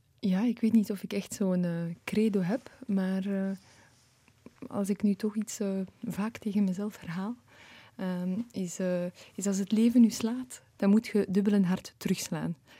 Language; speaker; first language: Dutch; early bilingual, other home language; Polish